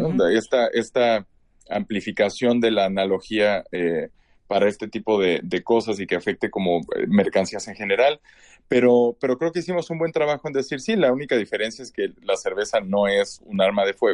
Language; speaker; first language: Spanish; native; Spanish